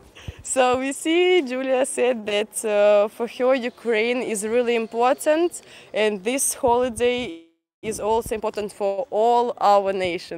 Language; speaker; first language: English; non-native, fluent; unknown